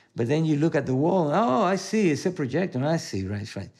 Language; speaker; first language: English; non-native, fluent; Spanish